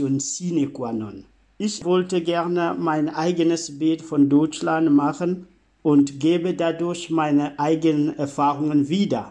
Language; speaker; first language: German; non-native, fluent; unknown